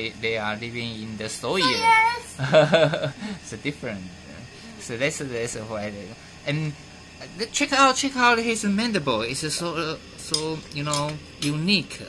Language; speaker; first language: English; non-native, fluent; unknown